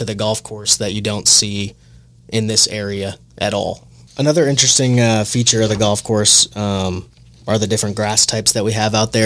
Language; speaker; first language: English; native; English